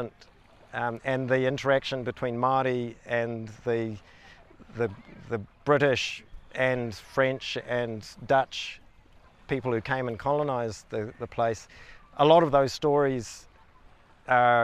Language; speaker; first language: English; native; English